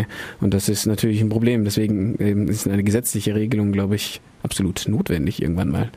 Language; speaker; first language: German; native; German